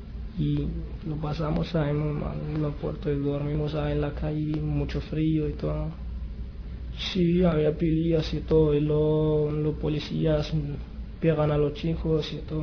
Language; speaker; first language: Spanish; non-native, learner; Arabic